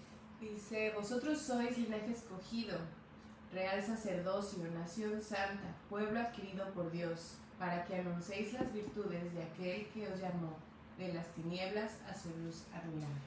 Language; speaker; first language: Spanish; native; Spanish